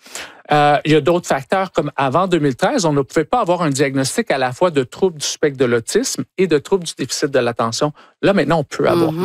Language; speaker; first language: French; native; French